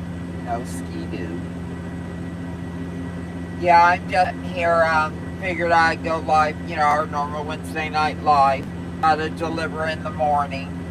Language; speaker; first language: English; native; English